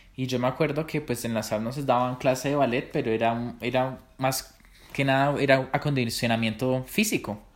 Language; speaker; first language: Spanish; native; Spanish